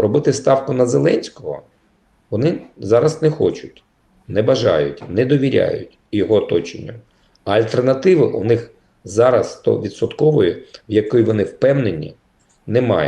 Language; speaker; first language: Ukrainian; native; Ukrainian